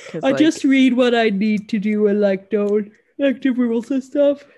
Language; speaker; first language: English; non-native, fluent; Swedish